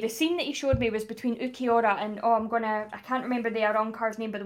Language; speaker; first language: English; native; English